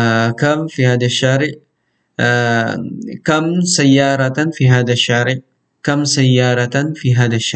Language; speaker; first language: Arabic; non-native, fluent; Filipino